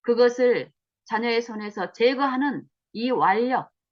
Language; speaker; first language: Korean; native; Korean